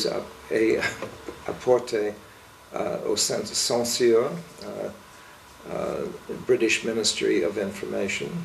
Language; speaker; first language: French; non-native, fluent; English